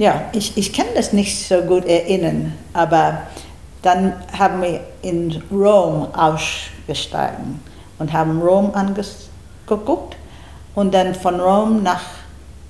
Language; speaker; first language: German; non-native, learner; English